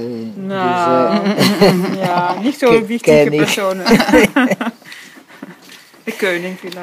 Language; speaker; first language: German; non-native, learner; Dutch